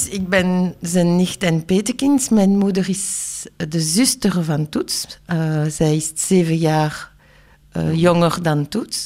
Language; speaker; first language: Dutch; non-native, local second language; French